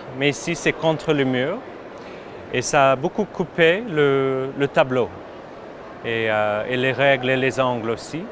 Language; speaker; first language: French; non-native, fluent; English